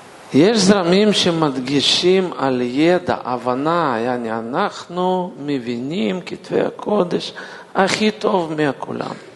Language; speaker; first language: Hebrew; non-native, fluent; Russian